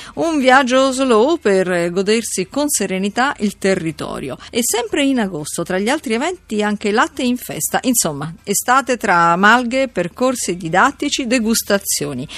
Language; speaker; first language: Italian; native; Italian